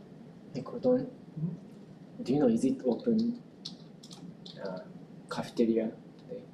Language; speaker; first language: English; non-native, local second language; Japanese